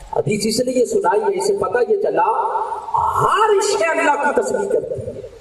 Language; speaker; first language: Urdu; non-native, local second language; Punjabi